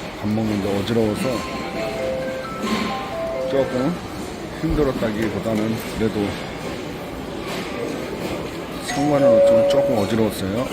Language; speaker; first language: Korean; native; Korean